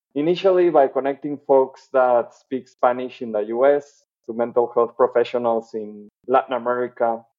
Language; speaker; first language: English; non-native, fluent; Spanish